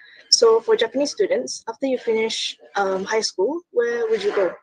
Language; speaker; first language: English; non-native, local second language; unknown